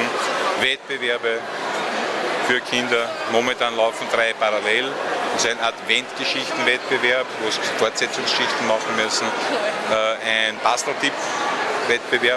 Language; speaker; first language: German; native; German